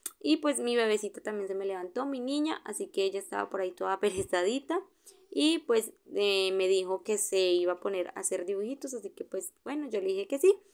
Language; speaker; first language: Spanish; native; Spanish